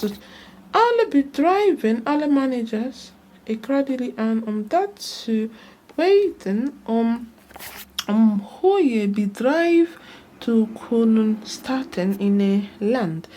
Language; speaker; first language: Dutch; non-native, learner; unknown